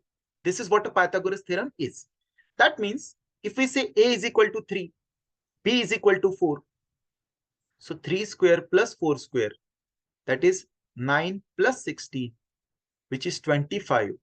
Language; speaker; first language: English; non-native, local second language; Hindi